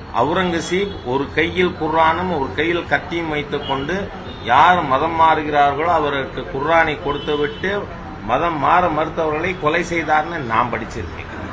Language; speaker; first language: Tamil; native; Tamil